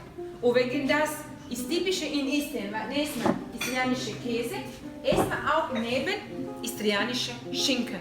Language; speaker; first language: German; non-native, learner; Croatian